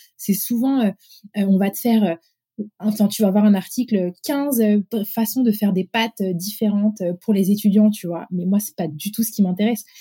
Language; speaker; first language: French; early bilingual, other home language; Arabic